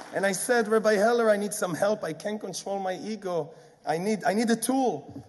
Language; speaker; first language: English; non-native, fluent; Hebrew